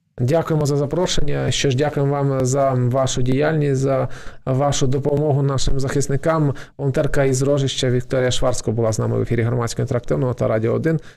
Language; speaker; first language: Ukrainian; native; Ukrainian